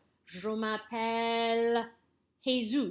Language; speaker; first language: French; non-native, learner; English